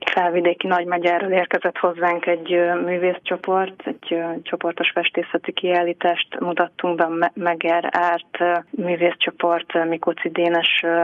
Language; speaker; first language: Hungarian; native; Hungarian